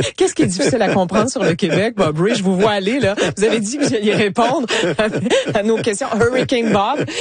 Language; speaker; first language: French; native; French